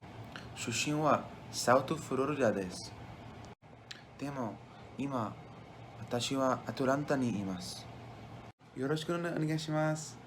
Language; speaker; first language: Japanese; non-native, learner; English